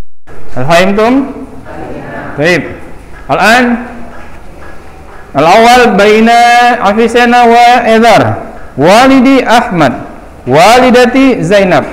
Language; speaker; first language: Arabic; non-native, fluent; Indonesian